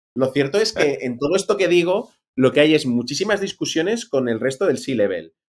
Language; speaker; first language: Spanish; native; Spanish